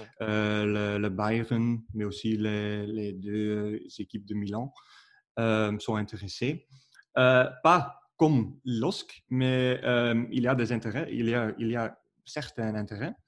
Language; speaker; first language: French; non-native, learner; Dutch